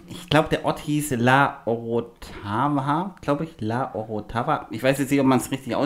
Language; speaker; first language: German; native; German